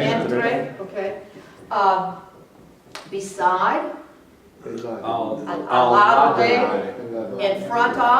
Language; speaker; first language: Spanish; non-native, fluent; English